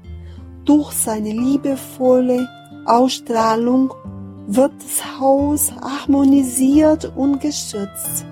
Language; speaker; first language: German; non-native, fluent; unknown